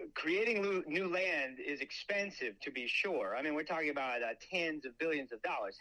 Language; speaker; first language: English; native; English